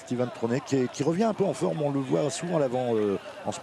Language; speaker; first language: French; native; French